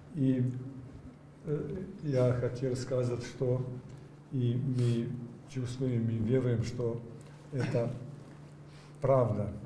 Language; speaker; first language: Russian; non-native, learner; Serbian